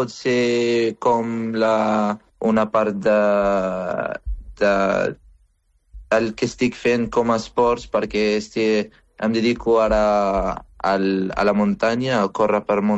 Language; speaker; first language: Catalan; non-native, fluent; Arabic